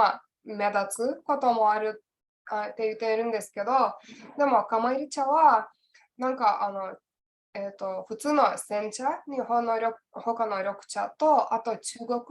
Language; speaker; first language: Japanese; non-native, learner; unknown